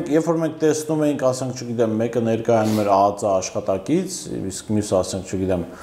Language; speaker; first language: Armenian; native; Armenian